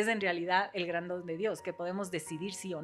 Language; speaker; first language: Spanish; native; Spanish